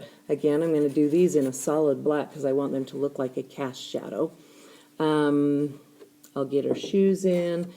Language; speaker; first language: English; native; English